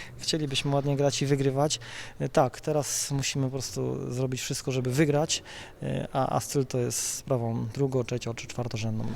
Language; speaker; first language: Polish; native; Polish